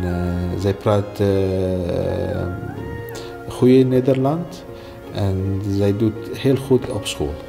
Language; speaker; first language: Dutch; non-native, learner; Arabic